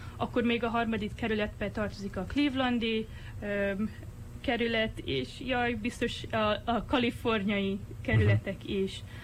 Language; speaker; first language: Hungarian; early bilingual, heritage; Hungarian